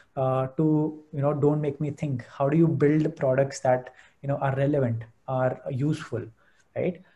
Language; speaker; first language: English; non-native, local second language; Hindi